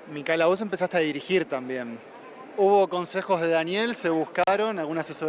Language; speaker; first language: Spanish; native; Spanish